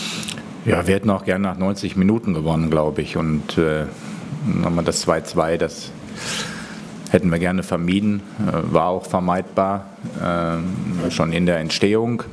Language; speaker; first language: German; native; German